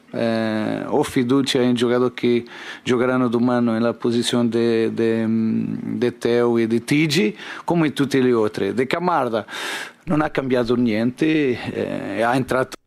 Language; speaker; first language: Italian; non-native, learner; Portuguese